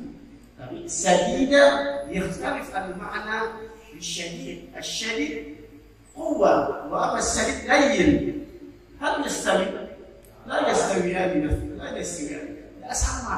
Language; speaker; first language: Arabic; non-native, fluent; Indonesian